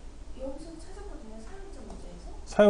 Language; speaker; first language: Korean; native; Korean